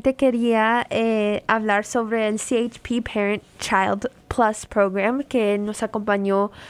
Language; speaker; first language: Spanish; native; Spanish